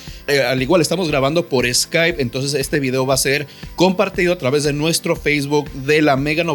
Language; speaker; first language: Spanish; native; Spanish